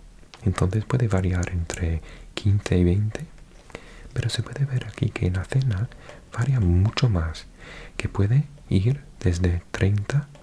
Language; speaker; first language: Spanish; non-native, fluent; English